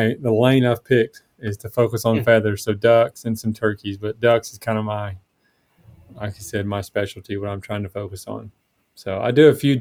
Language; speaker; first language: English; native; English